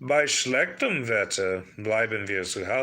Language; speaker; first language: German; non-native, learner; English